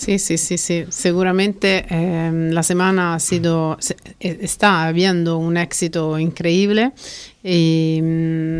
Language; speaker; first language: Spanish; non-native, fluent; Italian